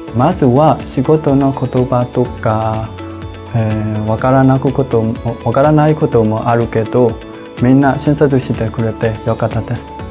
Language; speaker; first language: Japanese; non-native, learner; Burmese